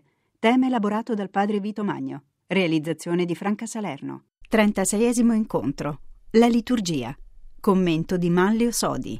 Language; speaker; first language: Italian; native; Italian